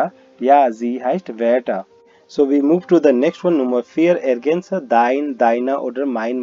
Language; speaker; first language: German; non-native, learner; Hindi